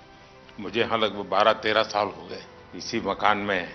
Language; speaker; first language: Hindi; non-native, local second language; Gujarati